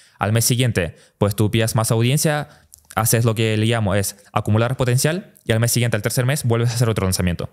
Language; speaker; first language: Spanish; early bilingual, other home language; Russian